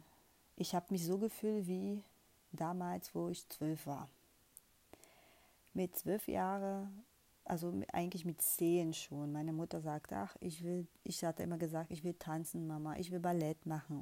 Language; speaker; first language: German; non-native, fluent; Portuguese